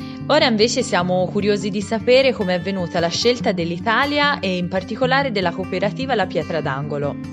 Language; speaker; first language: Italian; native; Italian